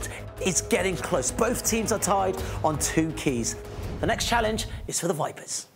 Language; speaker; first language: English; native; English